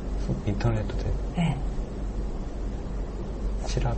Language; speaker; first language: Japanese; non-native, learner; Korean